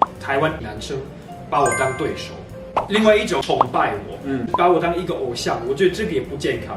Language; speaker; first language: Chinese; non-native, fluent; German